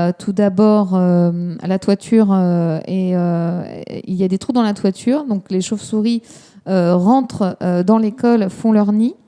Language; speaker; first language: French; native; French